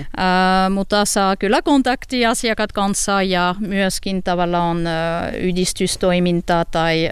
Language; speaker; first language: Finnish; non-native, learner; French